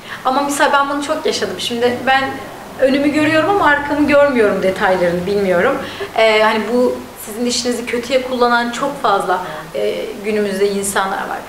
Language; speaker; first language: Turkish; native; Turkish